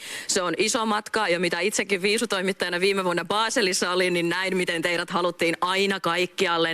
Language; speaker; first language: Finnish; native; Finnish